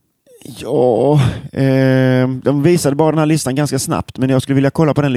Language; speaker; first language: Swedish; native; Swedish